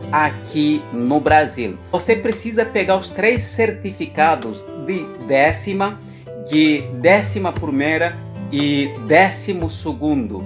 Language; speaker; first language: Portuguese; non-native, local second language; Upper Guinea Crioulo